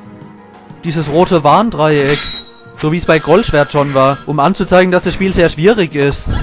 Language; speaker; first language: German; native; German